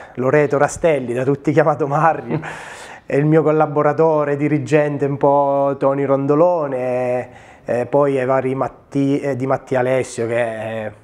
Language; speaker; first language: Italian; native; Italian